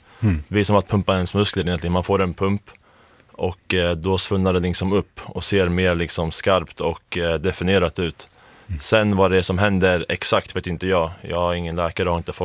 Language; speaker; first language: Swedish; native; Swedish